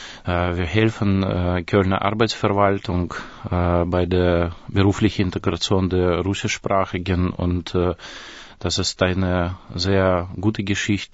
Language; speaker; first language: German; non-native, fluent; Russian